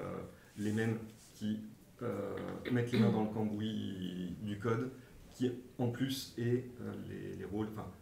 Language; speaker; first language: French; native; French